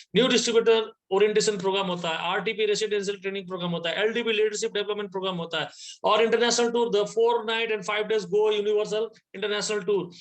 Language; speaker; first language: Hindi; non-native, local second language; Nepali